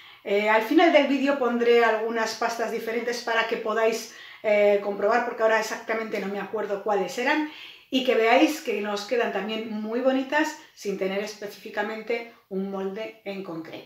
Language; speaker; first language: Spanish; native; Spanish